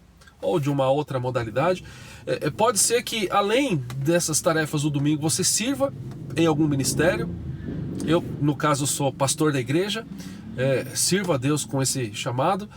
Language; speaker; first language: Portuguese; native; Portuguese